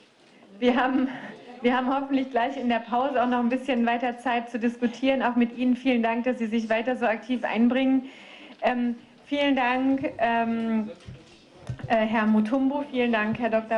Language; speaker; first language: German; native; German